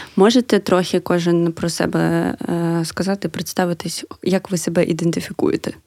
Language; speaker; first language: Ukrainian; native; Ukrainian